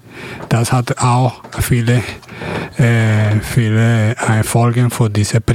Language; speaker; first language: German; non-native, fluent; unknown